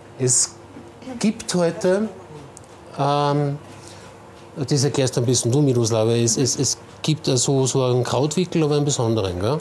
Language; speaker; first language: German; native; German